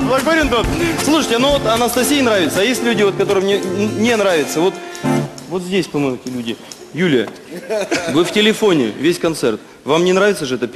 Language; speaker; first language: Russian; native; Russian